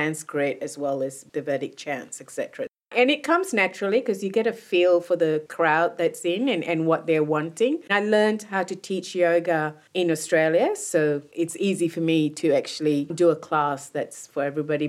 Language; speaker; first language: English; non-native, local second language; Tamil